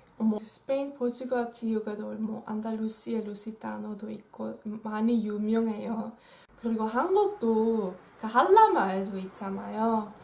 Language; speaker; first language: Korean; non-native, fluent; Dutch